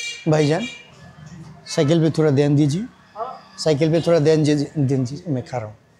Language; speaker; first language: Hindi; non-native, learner; Bangla